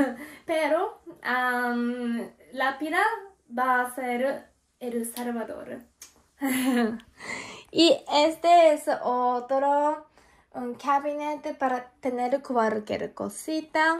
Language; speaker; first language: Spanish; non-native, learner; Japanese